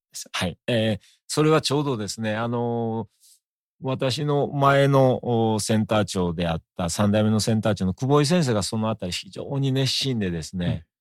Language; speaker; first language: Japanese; native; Japanese